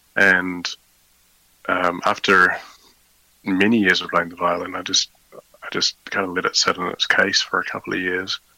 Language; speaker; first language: English; native; English